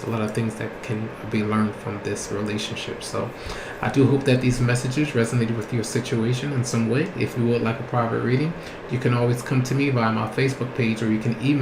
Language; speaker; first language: English; native; English